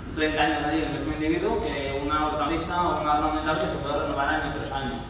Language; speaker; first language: Spanish; non-native, local second language; Catalan